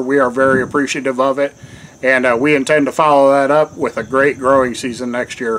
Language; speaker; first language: English; native; English